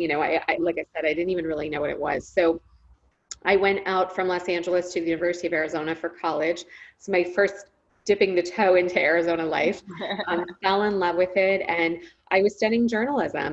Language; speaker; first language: English; native; English